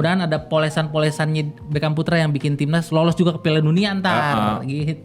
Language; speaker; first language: Indonesian; native; Indonesian